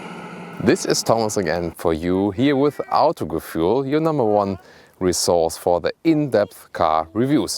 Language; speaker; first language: English; non-native, fluent; German